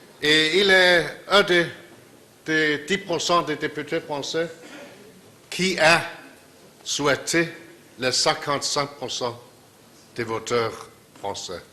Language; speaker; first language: French; non-native, fluent; Danish